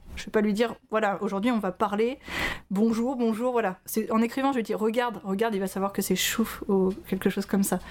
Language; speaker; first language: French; native; French